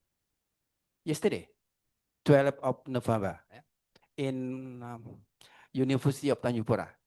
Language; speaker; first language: English; non-native, learner; Indonesian